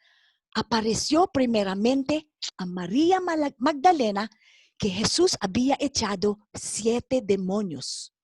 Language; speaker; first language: Spanish; non-native, fluent; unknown